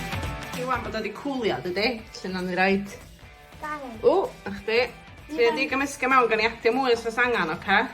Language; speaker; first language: Welsh; native; Welsh